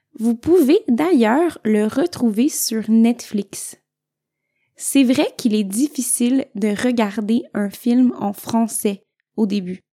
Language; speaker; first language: French; native; French